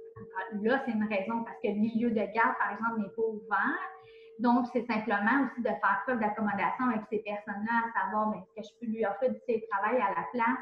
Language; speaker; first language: French; native; French